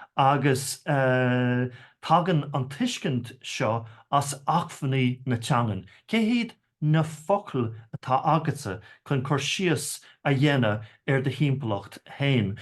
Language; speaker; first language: Irish; non-native, local second language; English